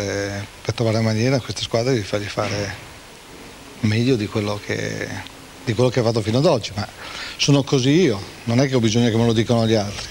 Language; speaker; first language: Italian; native; Italian